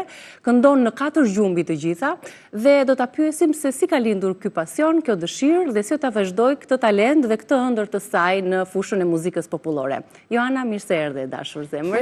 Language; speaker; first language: Albanian; native; Albanian